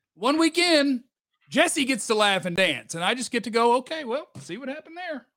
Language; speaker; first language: English; native; English